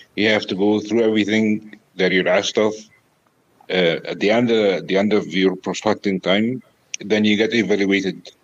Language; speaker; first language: English; non-native, fluent; Arabic